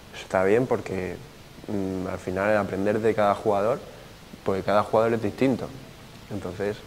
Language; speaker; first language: Spanish; native; Spanish